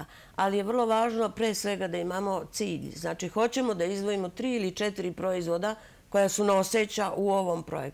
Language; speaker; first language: Serbian; native; Serbian